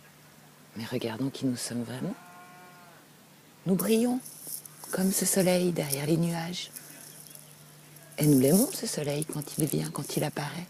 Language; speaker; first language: French; native; French